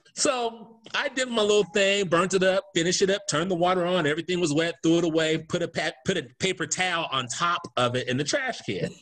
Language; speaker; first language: English; native; English